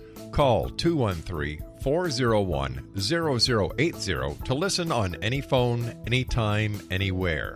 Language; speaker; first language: English; native; English